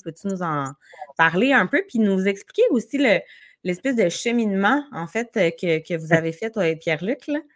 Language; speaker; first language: French; native; French